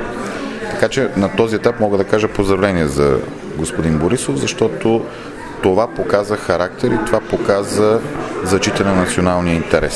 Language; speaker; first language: Bulgarian; native; Bulgarian